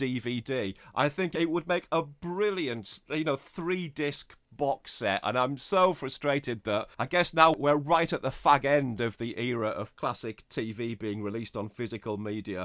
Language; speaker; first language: English; native; English